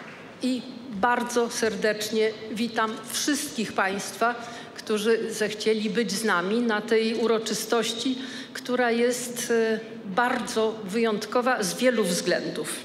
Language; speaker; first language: Polish; native; Polish